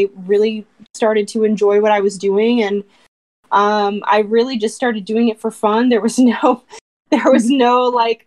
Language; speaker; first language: English; native; English